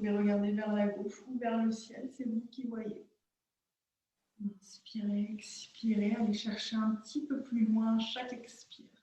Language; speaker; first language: French; native; French